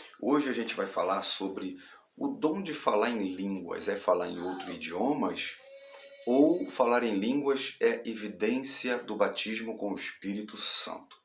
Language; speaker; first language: Portuguese; native; Portuguese